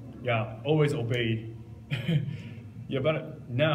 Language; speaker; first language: English; non-native, learner; Japanese